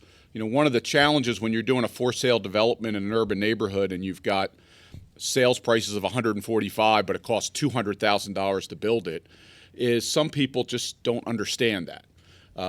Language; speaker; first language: English; native; English